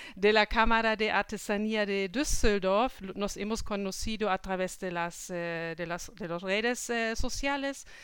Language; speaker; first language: Spanish; non-native, fluent; German